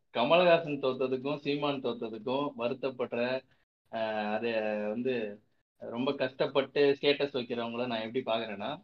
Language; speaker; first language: Tamil; native; Tamil